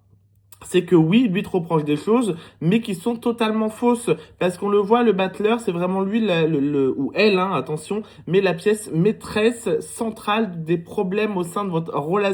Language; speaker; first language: French; native; French